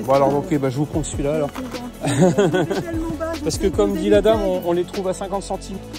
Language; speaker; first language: French; native; French